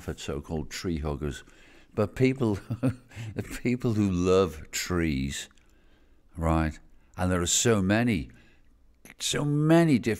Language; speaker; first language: English; native; English